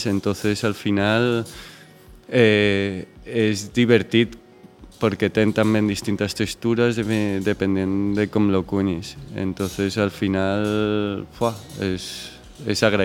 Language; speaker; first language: Catalan; non-native, local second language; Spanish